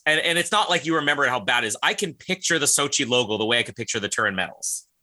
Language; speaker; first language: English; native; English